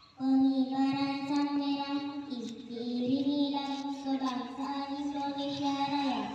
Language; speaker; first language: Indonesian; native; Indonesian